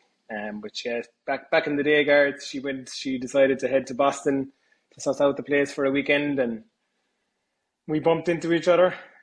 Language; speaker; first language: English; native; English